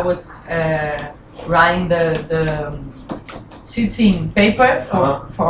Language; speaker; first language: English; non-native, learner; Portuguese